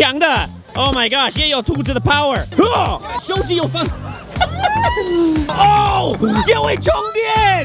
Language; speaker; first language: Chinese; non-native, fluent; English